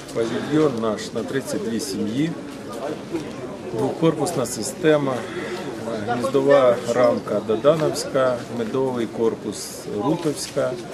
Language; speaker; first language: Ukrainian; native; Ukrainian